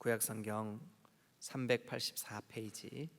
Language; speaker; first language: Korean; native; Korean